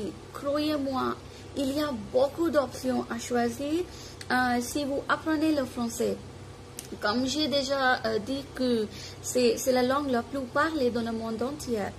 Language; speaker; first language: French; non-native, fluent; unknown